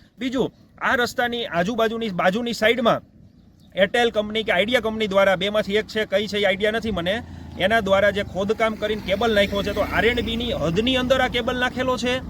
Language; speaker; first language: Gujarati; native; Gujarati